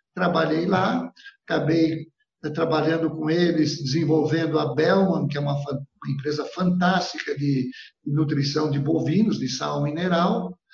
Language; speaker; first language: Portuguese; early bilingual, other home language; Italian